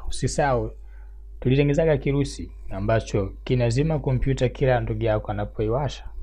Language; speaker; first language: Swahili; native; Swahili